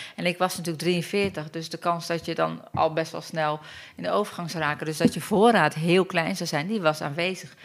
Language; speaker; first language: Dutch; early bilingual, other home language; Turkish